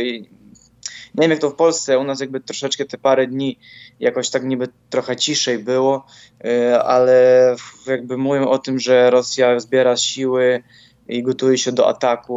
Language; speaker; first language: Polish; non-native, fluent; Ukrainian